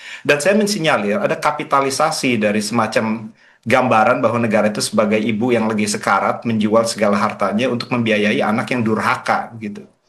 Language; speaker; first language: Indonesian; native; Indonesian